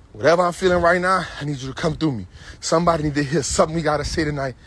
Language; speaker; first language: English; native; English